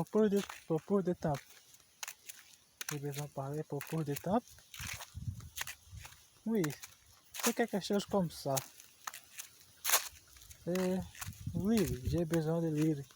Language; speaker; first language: French; non-native, learner; Portuguese